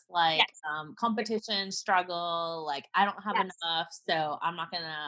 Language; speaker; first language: English; native; English